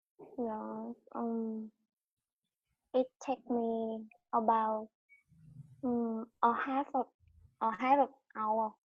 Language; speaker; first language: English; non-native, learner; Vietnamese